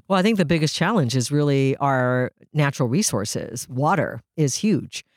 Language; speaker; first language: English; early bilingual, other home language; Japanese